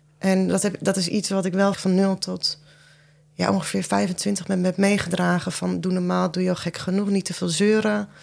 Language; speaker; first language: Dutch; early bilingual, other home language; Persian